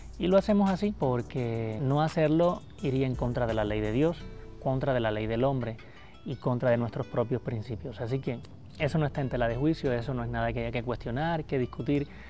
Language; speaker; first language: Spanish; native; Spanish